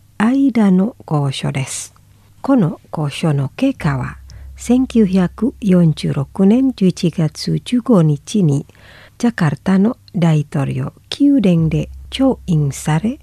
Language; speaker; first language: Japanese; non-native, fluent; Indonesian